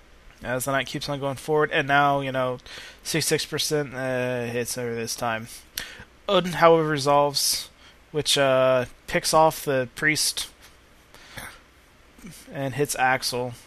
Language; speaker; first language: English; native; English